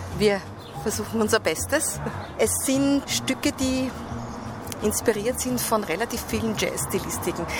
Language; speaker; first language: German; native; German